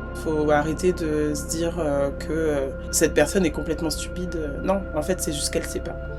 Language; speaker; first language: French; native; French